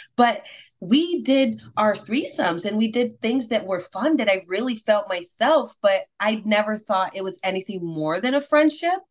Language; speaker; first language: English; non-native, fluent; Spanish